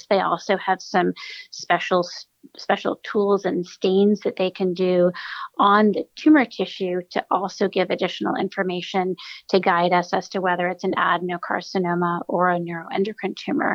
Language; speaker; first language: English; native; English